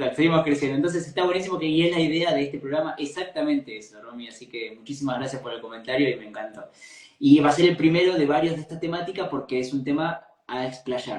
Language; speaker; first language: Spanish; native; Spanish